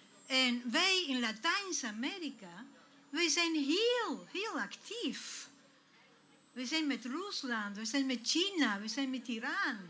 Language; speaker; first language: Dutch; non-native, fluent; Spanish